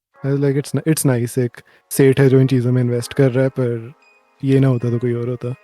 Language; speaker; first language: Urdu; native; Urdu